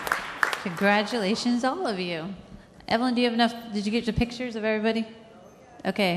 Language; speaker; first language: English; native; English